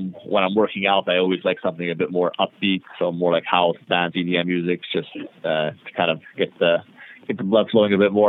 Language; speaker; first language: English; native; English